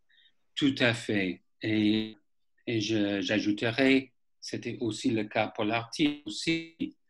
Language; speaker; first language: French; non-native, fluent; English